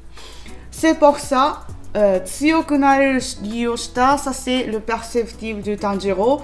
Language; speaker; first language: French; non-native, learner; Japanese